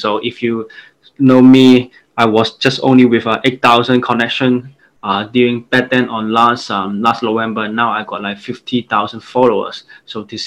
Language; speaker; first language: English; non-native, local second language; Cantonese